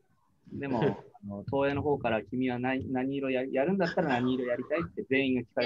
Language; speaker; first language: Japanese; native; Japanese